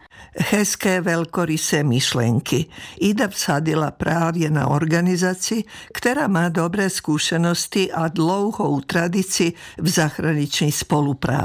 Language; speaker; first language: Czech; non-native, fluent; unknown